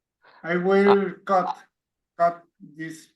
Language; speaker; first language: English; non-native, learner; Spanish